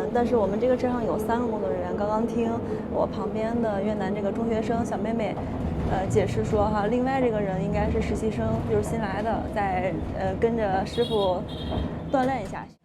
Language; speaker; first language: Chinese; native; Chinese